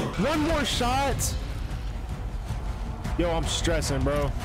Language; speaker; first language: English; native; English